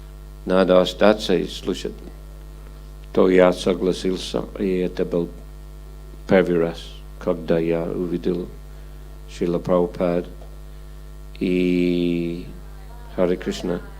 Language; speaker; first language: Russian; non-native, fluent; English